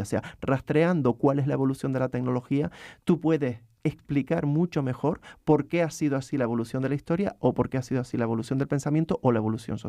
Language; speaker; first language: Spanish; native; Spanish